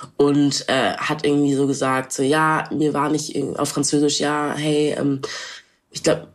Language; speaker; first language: German; non-native, local second language; English